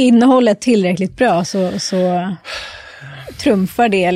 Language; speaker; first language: Swedish; native; Swedish